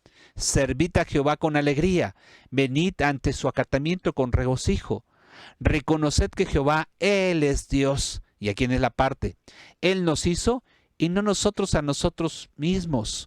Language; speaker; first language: Spanish; native; Spanish